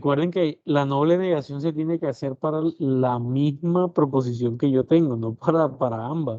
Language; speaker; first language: Spanish; native; Spanish